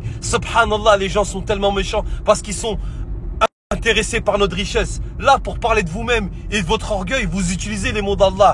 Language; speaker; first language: French; native; French